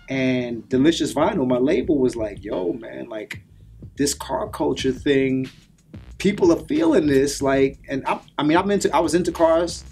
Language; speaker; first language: English; native; English